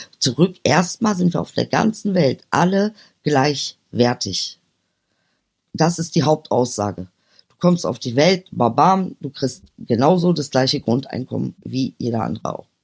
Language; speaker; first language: German; early bilingual, other home language; Turkish